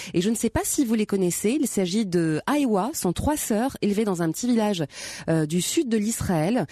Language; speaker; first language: French; native; French